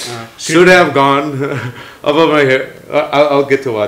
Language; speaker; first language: Nepali; non-native, learner; English